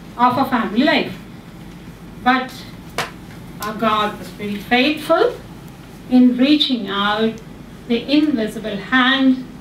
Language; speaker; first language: English; non-native, local second language; Telugu